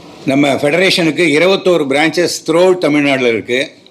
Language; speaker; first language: Tamil; native; Tamil